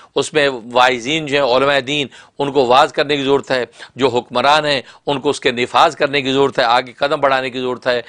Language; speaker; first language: Urdu; non-native, local second language; Punjabi